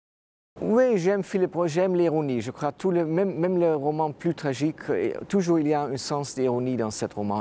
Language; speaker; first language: French; non-native, fluent; Dutch